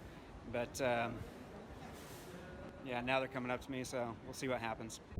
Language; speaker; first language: English; native; English